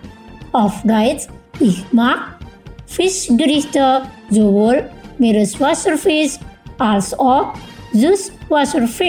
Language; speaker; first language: German; non-native, fluent; Indonesian